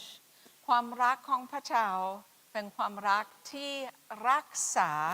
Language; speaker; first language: Thai; non-native, fluent; English